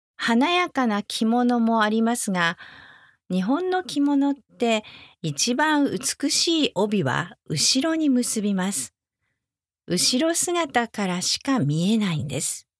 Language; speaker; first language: Japanese; native; Japanese